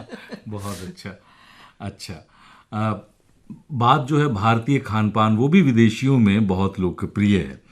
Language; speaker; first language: Hindi; native; Hindi